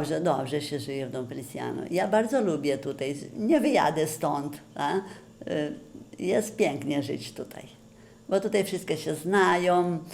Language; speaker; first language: Polish; early bilingual, heritage; Polish